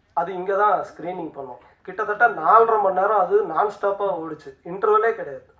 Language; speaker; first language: Tamil; native; Tamil